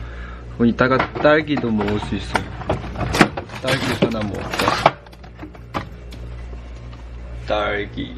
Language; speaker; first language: Korean; non-native, fluent; Chinese